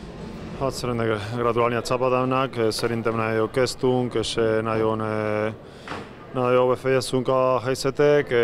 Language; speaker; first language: Hungarian; non-native, learner; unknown